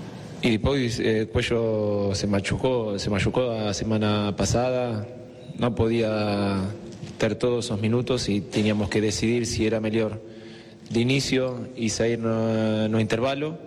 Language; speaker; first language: Portuguese; non-native, fluent; Spanish